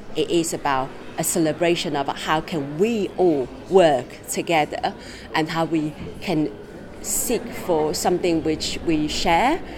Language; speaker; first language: English; non-native, fluent; Chinese